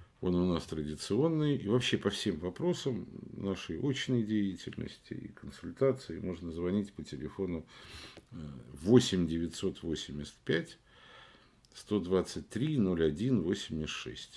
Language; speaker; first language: Russian; native; Russian